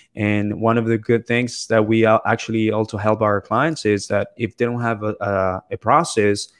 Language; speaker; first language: English; non-native, fluent; Spanish